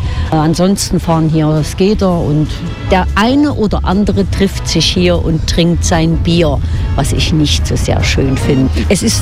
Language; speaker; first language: German; native; German